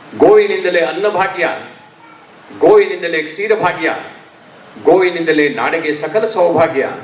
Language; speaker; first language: Kannada; non-native, local second language; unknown